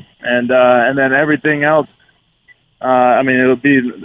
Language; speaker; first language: English; native; English